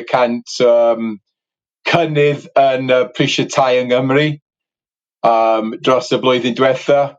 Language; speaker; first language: Welsh; native; Welsh